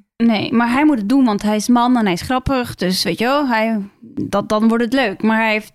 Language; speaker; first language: Dutch; non-native, fluent; Norwegian